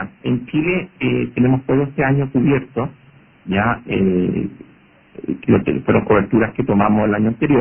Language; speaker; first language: Spanish; native; Spanish